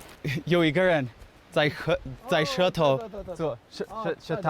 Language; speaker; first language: Chinese; non-native, learner; English